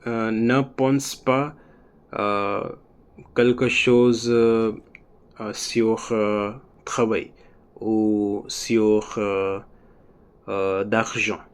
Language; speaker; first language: French; non-native, learner; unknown